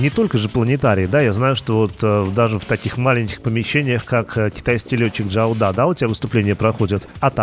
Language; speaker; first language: Russian; native; Russian